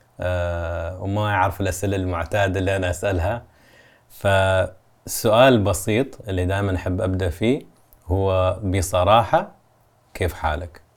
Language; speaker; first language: Arabic; native; Arabic